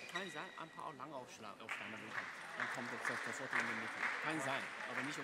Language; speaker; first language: German; non-native, learner; Chinese